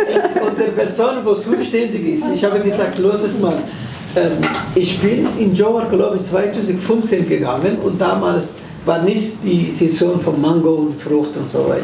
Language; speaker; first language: German; non-native, fluent; Somali